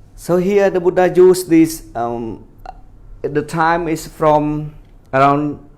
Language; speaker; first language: English; non-native, fluent; Khmer